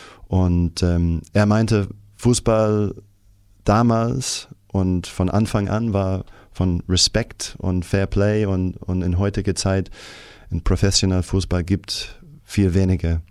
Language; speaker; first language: German; non-native, fluent; English